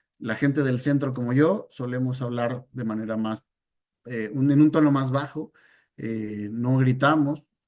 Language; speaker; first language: Spanish; native; Spanish